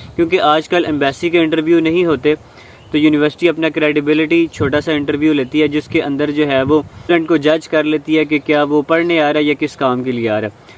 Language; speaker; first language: Urdu; non-native, local second language; Pashto